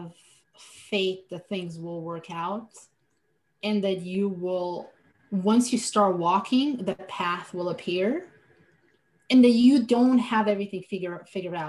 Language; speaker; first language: English; non-native, fluent; Slovenian